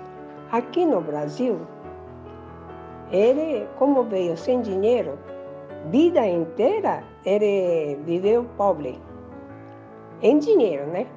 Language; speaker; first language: Portuguese; early bilingual, other home language; Japanese